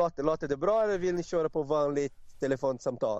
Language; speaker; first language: Swedish; non-native, fluent; Portuguese